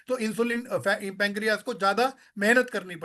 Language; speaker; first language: Hindi; native; Hindi